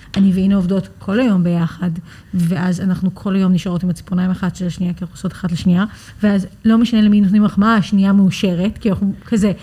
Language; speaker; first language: Hebrew; early bilingual, other home language; English